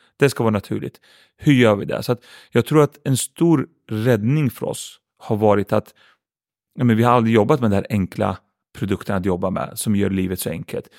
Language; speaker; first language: Swedish; early bilingual, other home language; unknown